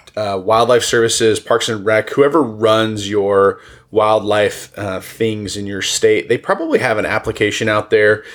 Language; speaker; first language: English; native; English